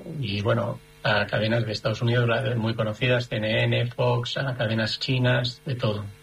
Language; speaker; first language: Spanish; native; Spanish